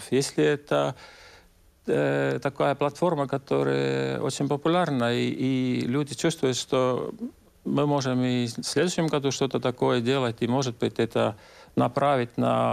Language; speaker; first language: Russian; non-native, local second language; Estonian